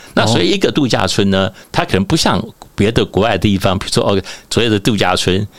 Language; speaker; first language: Chinese; native; Chinese